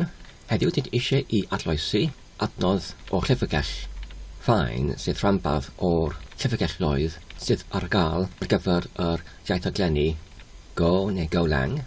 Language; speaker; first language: Welsh; non-native, learner; English